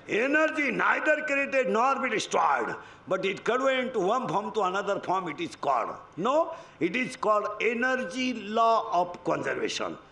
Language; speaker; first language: English; non-native, local second language; Marathi